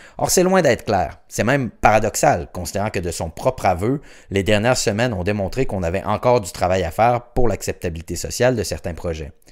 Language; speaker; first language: French; native; French